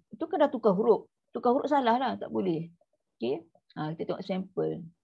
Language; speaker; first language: Malay; native; Malay